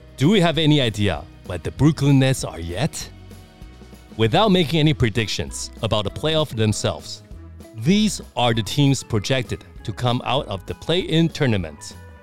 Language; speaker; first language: English; non-native, fluent; Chinese